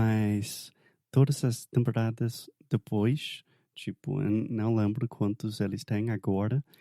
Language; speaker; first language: Portuguese; non-native, fluent; English